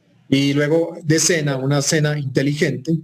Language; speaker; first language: Spanish; native; Spanish